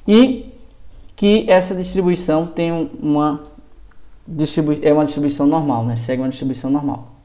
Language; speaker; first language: Portuguese; native; Portuguese